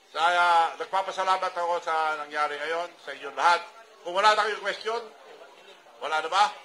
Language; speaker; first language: Filipino; non-native, local second language; Iloko